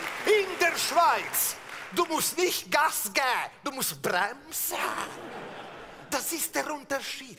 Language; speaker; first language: German; non-native, fluent; Italian